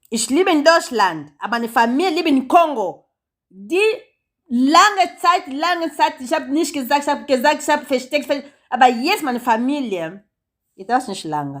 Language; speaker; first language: German; non-native, learner; Lingala